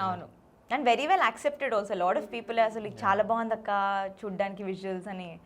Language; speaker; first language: Telugu; native; Telugu